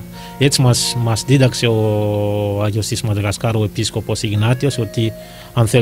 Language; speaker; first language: Greek; non-native, learner; Malagasy